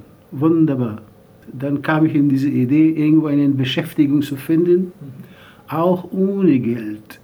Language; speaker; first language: German; non-native, learner; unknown